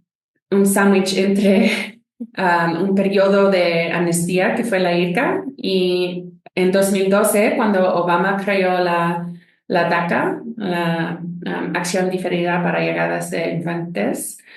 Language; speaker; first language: Spanish; non-native, fluent; English